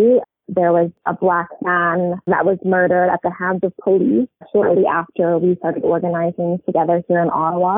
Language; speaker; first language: English; native; English